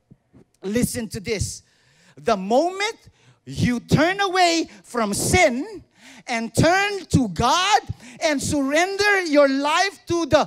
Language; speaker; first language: English; non-native, local second language; Filipino